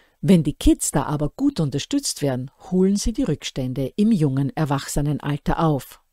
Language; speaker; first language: German; native; German